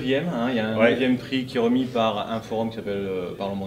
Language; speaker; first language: French; native; French